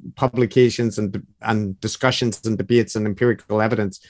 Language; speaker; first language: English; native; English